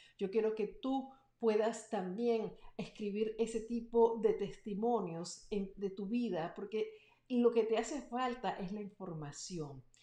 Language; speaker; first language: Spanish; native; Spanish